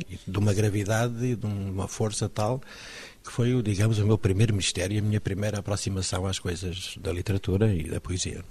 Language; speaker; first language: Portuguese; native; Portuguese